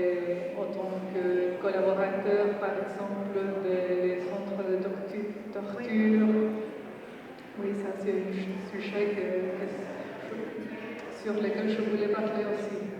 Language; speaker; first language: French; non-native, fluent; Spanish